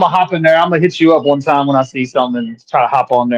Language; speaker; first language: English; native; English